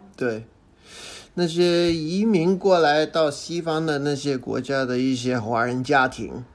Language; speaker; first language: Chinese; non-native, fluent; English